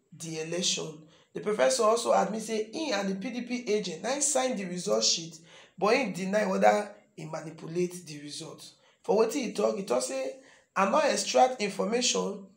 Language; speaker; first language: Nigerian Pidgin; native; Nigerian Pidgin